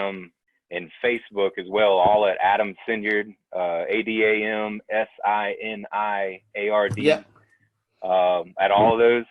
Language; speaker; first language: English; native; English